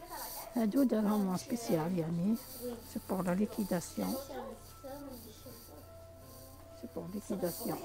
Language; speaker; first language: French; non-native, local second language; Arabic